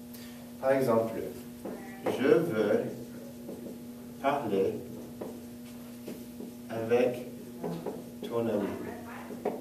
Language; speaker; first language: French; non-native, fluent; English